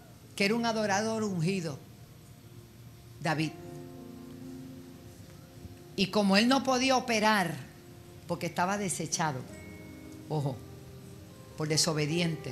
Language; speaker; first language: Spanish; native; Spanish